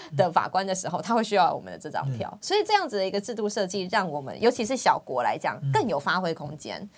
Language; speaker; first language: Chinese; native; Chinese